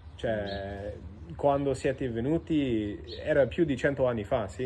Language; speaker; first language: Italian; non-native, fluent; English